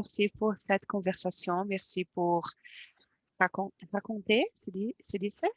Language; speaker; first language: French; non-native, learner; Portuguese